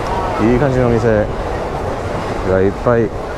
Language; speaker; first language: Japanese; non-native, learner; English